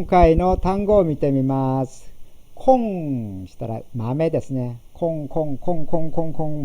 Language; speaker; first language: Japanese; non-native, fluent; Korean